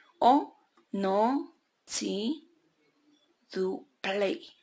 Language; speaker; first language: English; non-native, learner; Spanish